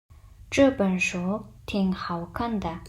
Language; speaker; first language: Chinese; non-native, fluent; Mongolian